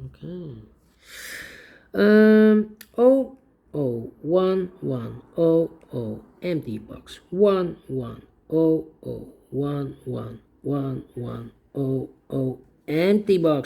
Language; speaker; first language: English; non-native, fluent; Dutch